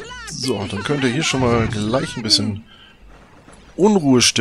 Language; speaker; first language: German; native; German